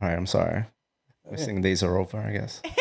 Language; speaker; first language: English; native; English